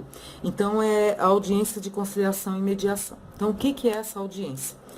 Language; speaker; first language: Portuguese; native; Portuguese